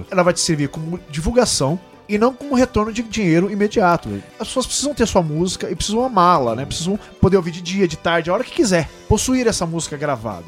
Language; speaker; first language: Portuguese; native; Portuguese